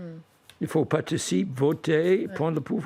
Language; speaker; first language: French; non-native, fluent; English